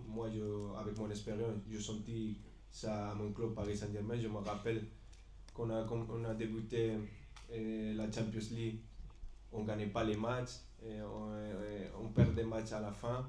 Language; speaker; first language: French; non-native, fluent; Spanish